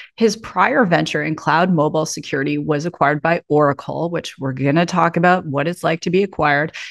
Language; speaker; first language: English; native; English